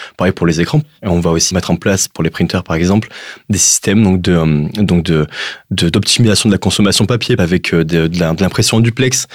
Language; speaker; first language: French; native; French